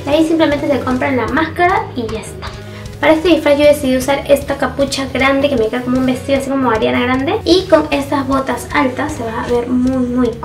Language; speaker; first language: Spanish; native; Spanish